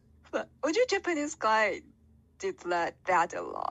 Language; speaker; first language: English; non-native, fluent; Chinese